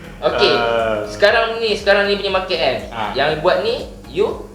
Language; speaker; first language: Malay; native; Malay